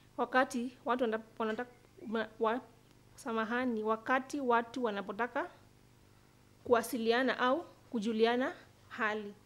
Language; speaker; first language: Swahili; non-native, local second language; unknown